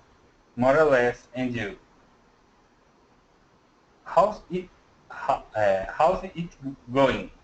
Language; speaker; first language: English; non-native, learner; Portuguese